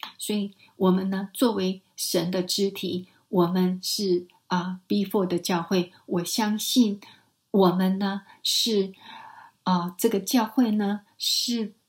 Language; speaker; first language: Chinese; non-native, fluent; Spanish